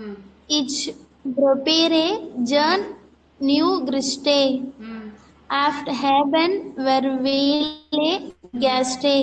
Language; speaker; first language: German; non-native, learner; Tamil